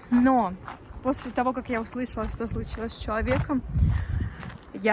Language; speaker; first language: Russian; native; Russian